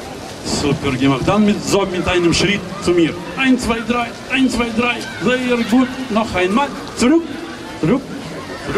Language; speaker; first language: German; non-native, fluent; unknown